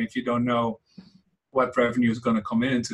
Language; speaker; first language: English; non-native, fluent; Dutch